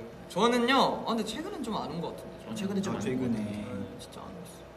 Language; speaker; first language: Korean; native; Korean